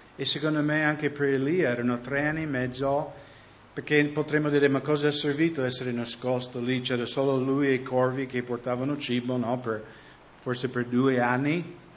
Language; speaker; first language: Italian; non-native, fluent; English